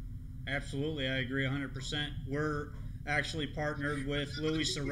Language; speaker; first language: English; native; English